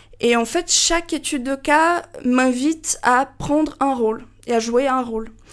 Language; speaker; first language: French; non-native, fluent; Portuguese